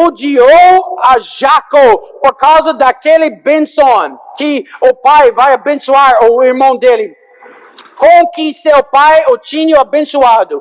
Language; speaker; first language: Portuguese; non-native, fluent; English